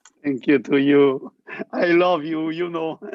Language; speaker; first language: English; non-native, learner; Italian